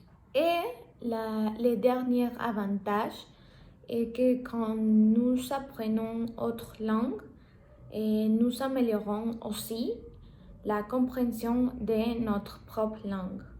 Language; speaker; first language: French; non-native, learner; Spanish